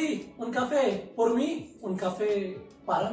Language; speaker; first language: Spanish; non-native, fluent; Hindi